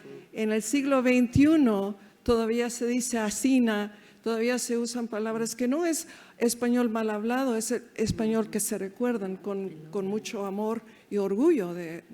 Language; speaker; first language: Spanish; early bilingual, heritage; Spanish